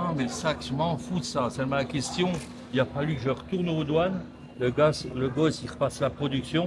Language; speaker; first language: French; native; French